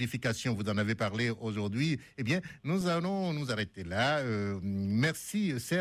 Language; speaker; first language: French; native; French